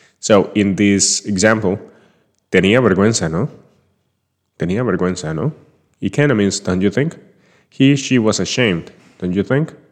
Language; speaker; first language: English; non-native, fluent; Spanish